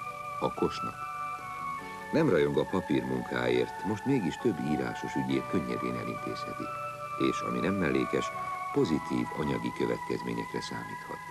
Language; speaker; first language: Hungarian; native; Hungarian